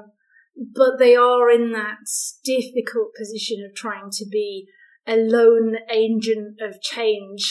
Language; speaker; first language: English; native; English